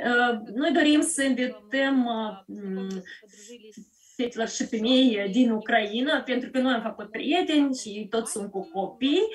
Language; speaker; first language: Romanian; early bilingual, heritage; Romanian